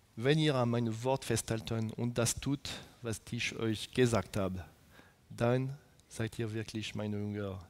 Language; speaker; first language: German; non-native, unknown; French